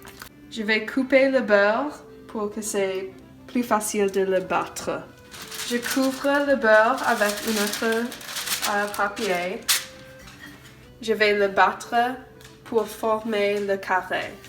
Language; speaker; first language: French; non-native, learner; English